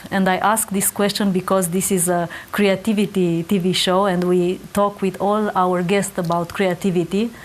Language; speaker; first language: English; non-native, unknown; Romanian